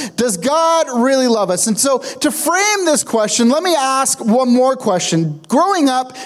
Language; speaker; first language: English; native; English